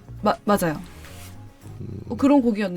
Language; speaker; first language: Korean; native; Korean